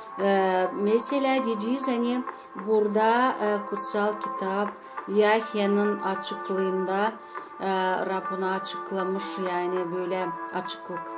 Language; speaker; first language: Turkish; non-native, fluent; Azerbaijani